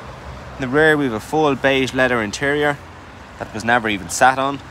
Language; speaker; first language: English; native; English